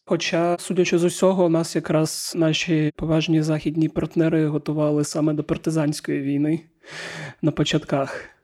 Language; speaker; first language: Ukrainian; native; Ukrainian